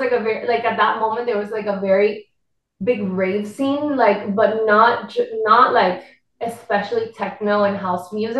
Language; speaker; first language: English; non-native, fluent; Spanish